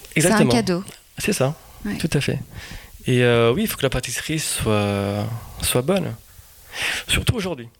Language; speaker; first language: French; non-native, fluent; Portuguese